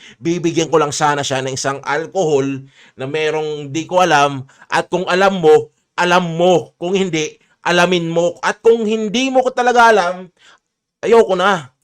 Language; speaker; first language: Filipino; native; Filipino